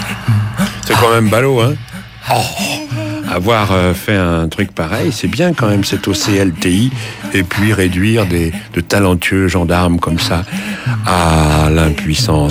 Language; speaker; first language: French; native; French